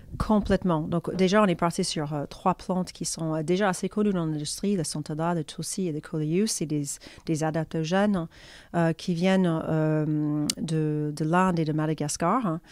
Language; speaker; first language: French; non-native, fluent; English